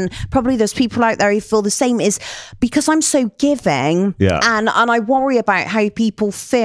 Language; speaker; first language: English; native; English